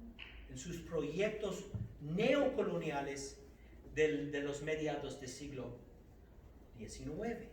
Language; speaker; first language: Spanish; non-native, fluent; English